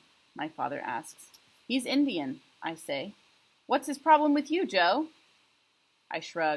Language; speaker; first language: English; native; English